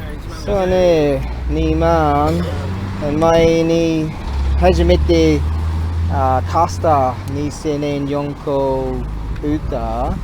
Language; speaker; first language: Japanese; non-native, learner; English